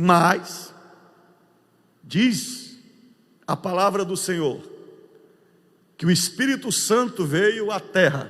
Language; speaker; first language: Portuguese; native; Portuguese